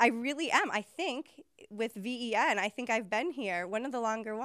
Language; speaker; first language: English; native; English